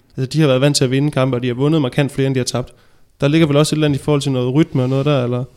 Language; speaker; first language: Danish; native; Danish